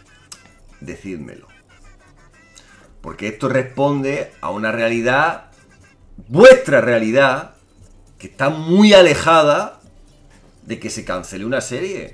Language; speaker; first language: Spanish; native; Spanish